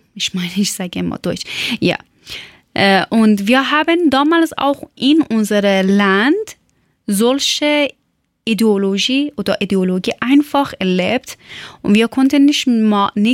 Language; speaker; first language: German; non-native, learner; Persian